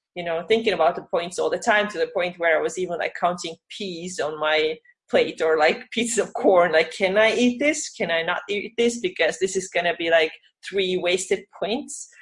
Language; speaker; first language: English; non-native, fluent; Estonian